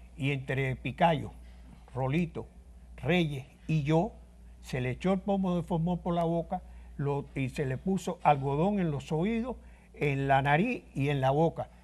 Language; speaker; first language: Spanish; native; Spanish